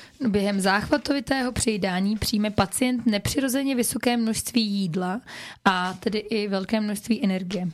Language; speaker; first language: Czech; native; Czech